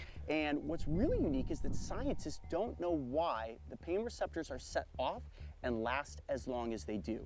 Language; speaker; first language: English; native; English